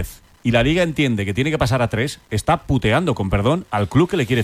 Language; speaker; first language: Spanish; native; Spanish